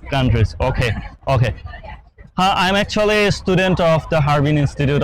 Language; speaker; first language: English; non-native, local second language; Bangla